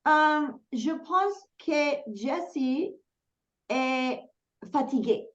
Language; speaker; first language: French; non-native, learner; English